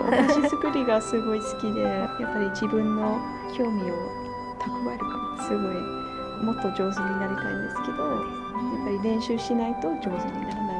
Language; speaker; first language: Japanese; non-native, fluent; English